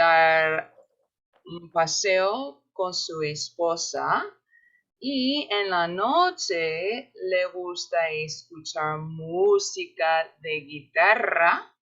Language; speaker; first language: Spanish; non-native, fluent; English